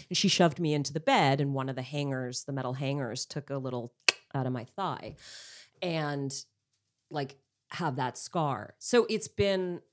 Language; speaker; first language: English; native; English